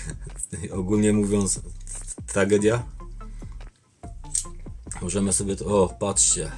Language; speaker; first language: Polish; native; Polish